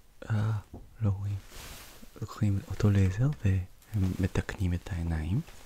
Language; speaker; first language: Hebrew; non-native, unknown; English